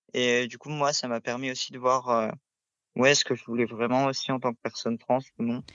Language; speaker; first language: French; native; French